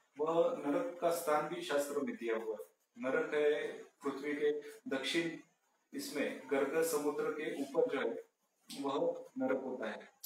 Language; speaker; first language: Hindi; non-native, local second language; Marathi